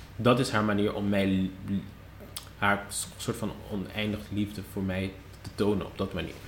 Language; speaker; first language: Dutch; non-native, local second language; Papiamento